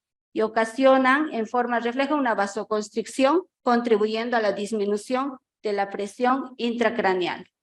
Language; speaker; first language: Spanish; native; Spanish